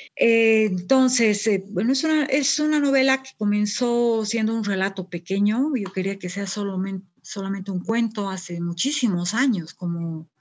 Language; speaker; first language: Spanish; native; Spanish